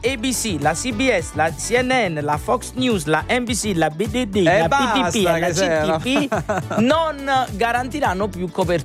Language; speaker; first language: Italian; native; Italian